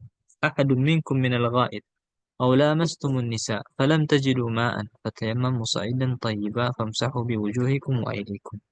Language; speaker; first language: Arabic; non-native, fluent; Indonesian